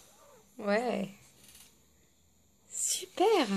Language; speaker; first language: French; native; French